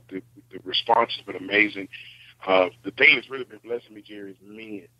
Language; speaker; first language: English; native; English